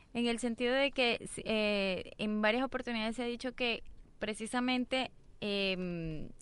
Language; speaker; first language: Spanish; native; Spanish